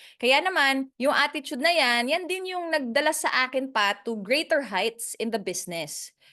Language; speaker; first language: Filipino; non-native, local second language; Cebuano